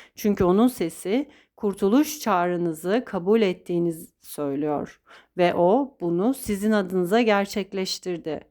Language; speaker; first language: Turkish; native; Turkish